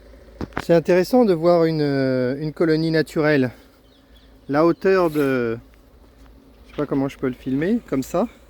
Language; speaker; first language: French; native; French